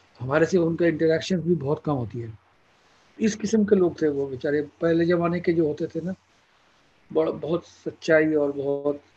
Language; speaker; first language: Hindi; non-native, local second language; Bangla